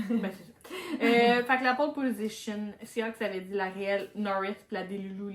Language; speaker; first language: French; native; French